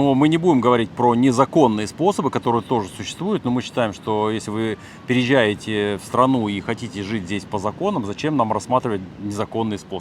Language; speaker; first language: Russian; native; Russian